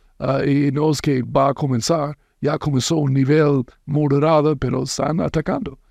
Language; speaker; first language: Spanish; non-native, fluent; English